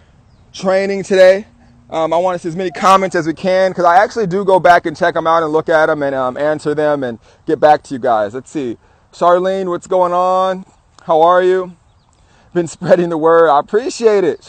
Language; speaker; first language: English; native; English